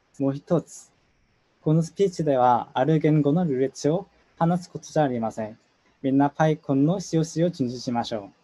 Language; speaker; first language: Japanese; non-native, learner; Korean